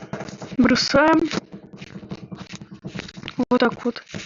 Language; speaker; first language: Russian; native; Russian